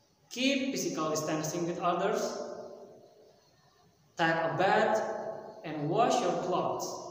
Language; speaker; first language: English; non-native, fluent; Indonesian